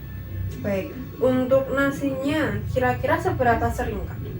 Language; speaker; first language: Indonesian; native; Indonesian